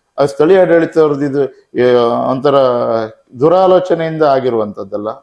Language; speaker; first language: Kannada; native; Kannada